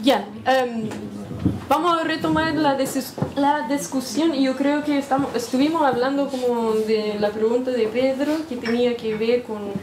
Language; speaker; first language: Spanish; non-native, fluent; English